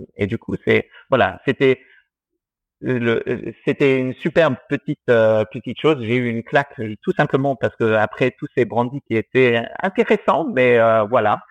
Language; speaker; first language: French; early bilingual, heritage; English